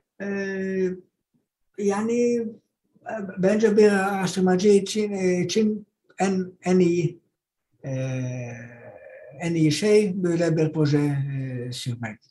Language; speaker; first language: Turkish; non-native, learner; Greek